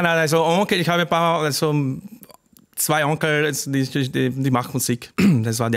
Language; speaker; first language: German; non-native, learner; Portuguese